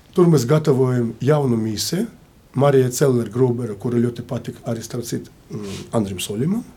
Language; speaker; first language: Latvian; non-native, local second language; Russian